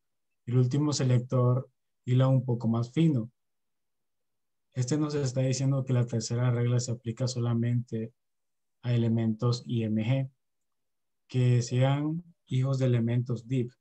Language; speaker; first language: Spanish; native; Spanish